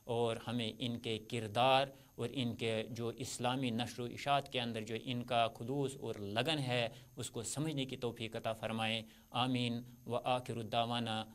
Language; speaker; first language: Urdu; non-native, local second language; Kashmiri